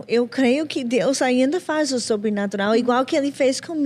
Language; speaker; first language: Portuguese; non-native, fluent; English